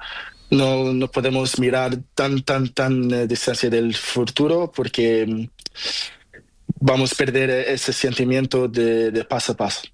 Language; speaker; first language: Spanish; non-native, learner; Portuguese